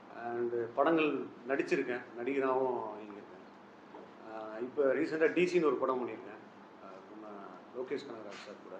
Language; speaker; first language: Tamil; native; Tamil